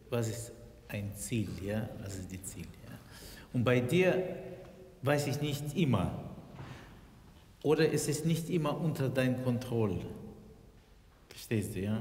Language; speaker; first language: German; non-native, fluent; Russian